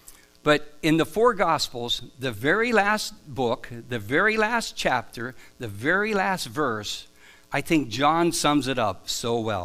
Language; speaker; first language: English; native; English